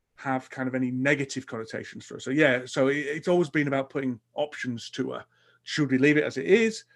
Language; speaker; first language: English; native; English